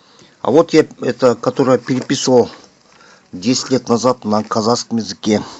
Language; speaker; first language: Russian; non-native, local second language; Kazakh